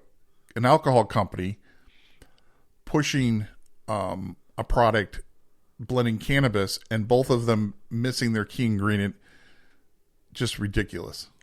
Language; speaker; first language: English; native; English